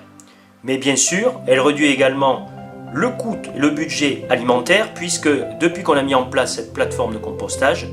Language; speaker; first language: French; native; French